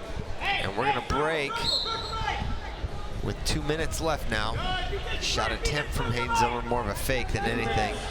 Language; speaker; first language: English; native; English